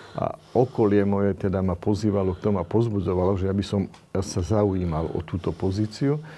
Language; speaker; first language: Slovak; non-native, local second language; Romany